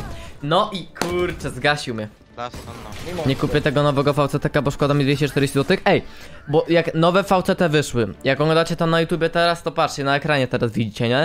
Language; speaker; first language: Polish; native; Polish